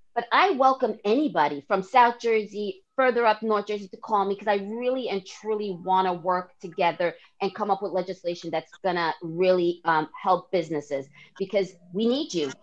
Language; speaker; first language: English; native; English